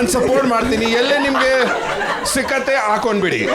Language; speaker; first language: Kannada; non-native, learner; Punjabi